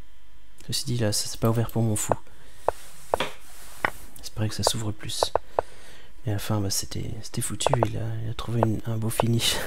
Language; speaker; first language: French; native; French